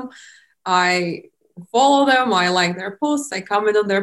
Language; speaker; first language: English; non-native, fluent; Russian